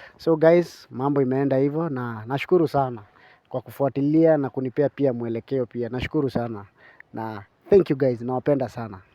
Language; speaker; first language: Swahili; native; Swahili